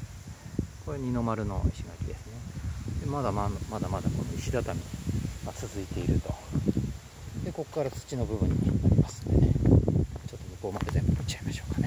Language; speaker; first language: Japanese; native; Japanese